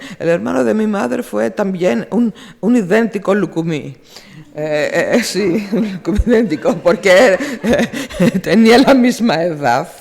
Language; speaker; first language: Spanish; non-native, fluent; Greek